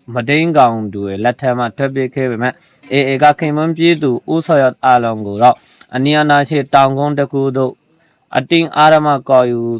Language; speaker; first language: Burmese; non-native, local second language; Rohingya